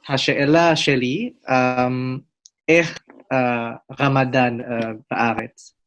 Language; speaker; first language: Hebrew; non-native, learner; Indonesian